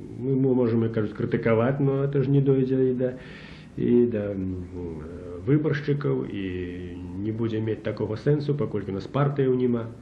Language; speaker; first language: Belarusian; native; Belarusian